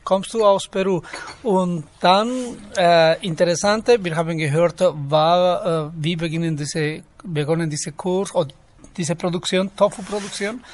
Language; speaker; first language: German; non-native, learner; Spanish